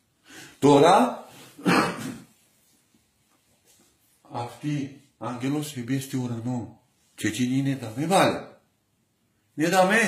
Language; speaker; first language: Greek; non-native, learner; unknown